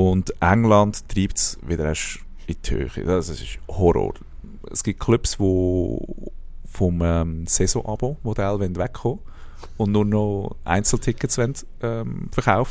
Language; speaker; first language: German; native; German